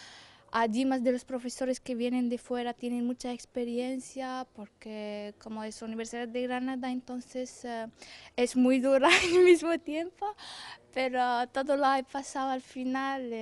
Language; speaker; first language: Spanish; non-native, fluent; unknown